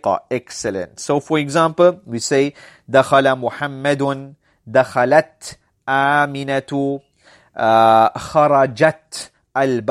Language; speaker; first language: Arabic; non-native, fluent; English